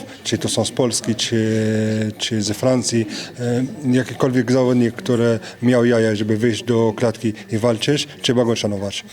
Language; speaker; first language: Polish; non-native, fluent; French